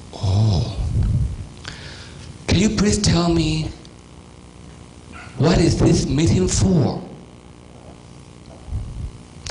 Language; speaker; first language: English; non-native, fluent; Chinese